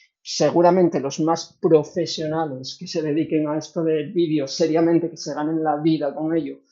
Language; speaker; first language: Spanish; native; Spanish